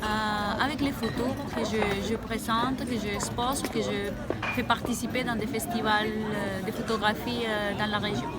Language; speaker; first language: French; non-native, fluent; Spanish